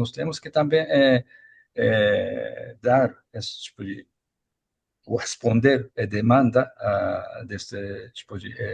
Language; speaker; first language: Portuguese; non-native, fluent; Japanese